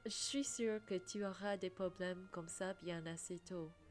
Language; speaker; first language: French; non-native, learner; English